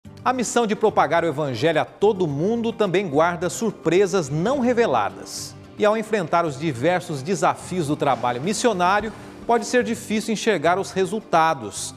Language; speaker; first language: Portuguese; native; Portuguese